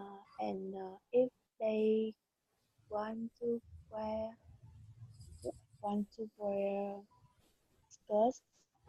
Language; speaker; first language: English; non-native, learner; Vietnamese